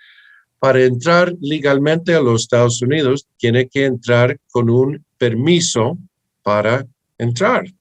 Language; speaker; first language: Spanish; early bilingual, heritage; English